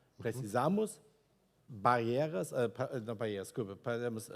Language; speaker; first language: Portuguese; non-native, fluent; German